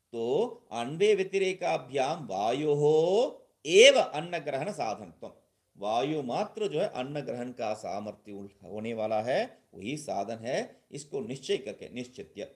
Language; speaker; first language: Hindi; non-native, local second language; Tamil